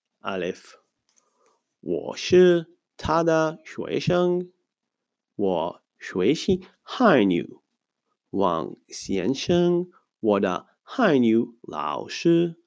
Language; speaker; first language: Chinese; non-native, fluent; Hebrew